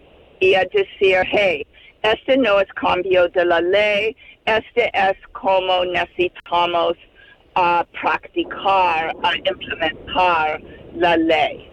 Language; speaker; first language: Spanish; non-native, fluent; English